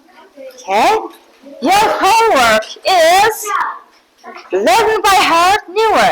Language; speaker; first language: English; non-native, learner; Mongolian